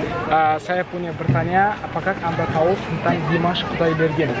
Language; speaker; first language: Indonesian; non-native, learner; Kazakh